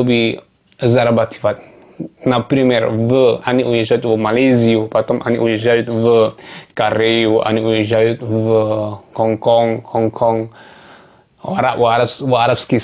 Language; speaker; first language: Russian; non-native, learner; Javanese